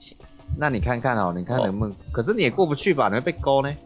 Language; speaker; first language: Chinese; native; Chinese